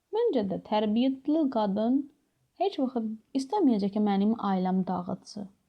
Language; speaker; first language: Azerbaijani; non-native, fluent; Urdu